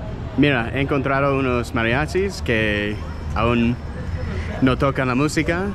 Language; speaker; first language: Spanish; non-native, fluent; English